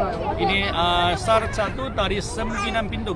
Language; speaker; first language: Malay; non-native, fluent; Chinese